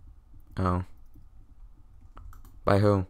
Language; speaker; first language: English; native; English